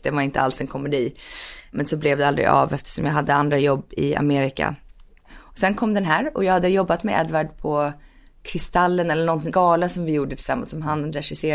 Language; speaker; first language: Swedish; early bilingual, heritage; Swedish